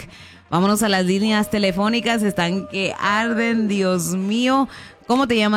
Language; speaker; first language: Spanish; native; Spanish